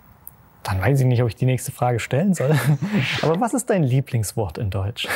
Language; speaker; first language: German; native; German